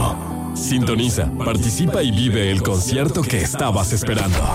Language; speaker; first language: Spanish; native; Spanish